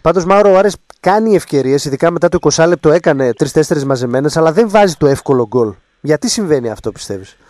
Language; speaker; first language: Greek; native; Greek